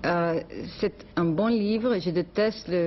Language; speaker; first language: French; non-native, learner; English